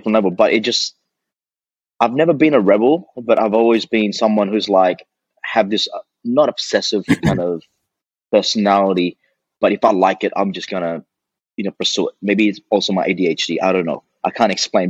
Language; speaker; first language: English; early bilingual, other home language; Indonesian